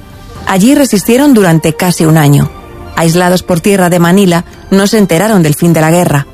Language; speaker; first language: Spanish; native; Spanish